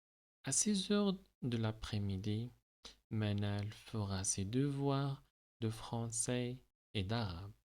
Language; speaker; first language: French; non-native, local second language; Arabic